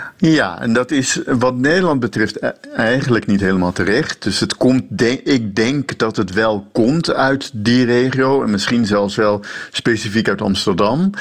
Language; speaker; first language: Dutch; native; Dutch